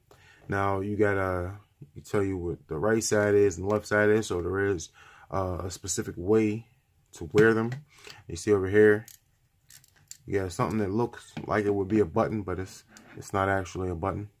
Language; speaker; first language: English; native; English